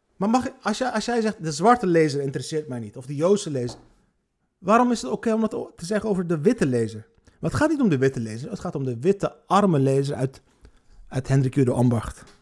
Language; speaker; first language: Dutch; early bilingual, other home language; Turkish